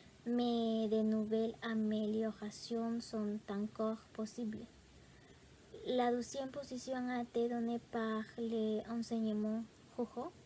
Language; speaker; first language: French; non-native, learner; Spanish